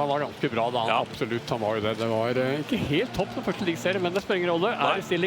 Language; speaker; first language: Norwegian; native; Norwegian